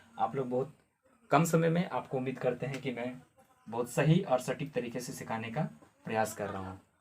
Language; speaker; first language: Hindi; non-native, local second language; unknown